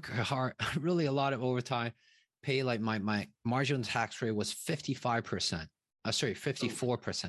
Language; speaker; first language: English; non-native, fluent; Chinese